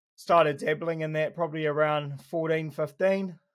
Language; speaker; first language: English; native; English